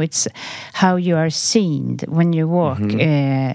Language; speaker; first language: English; non-native, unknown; Swedish